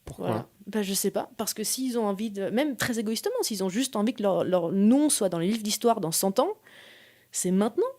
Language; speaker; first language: French; native; French